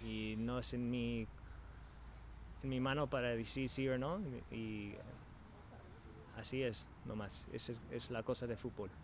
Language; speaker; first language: Spanish; early bilingual, heritage; English